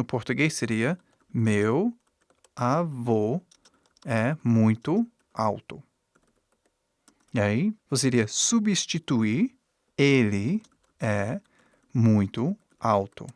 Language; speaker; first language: Portuguese; non-native, fluent; English